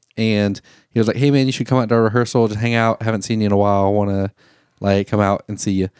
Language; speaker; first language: English; native; English